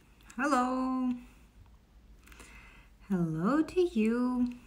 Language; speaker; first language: English; non-native, fluent; Russian